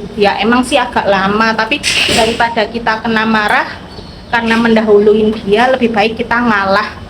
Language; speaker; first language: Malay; non-native, local second language; Javanese